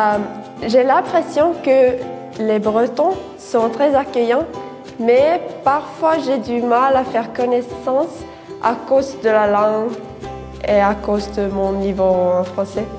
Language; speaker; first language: French; non-native, fluent; Finnish